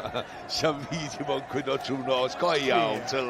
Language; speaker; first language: Welsh; native; Welsh